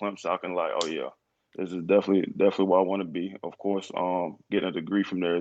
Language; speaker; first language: English; native; English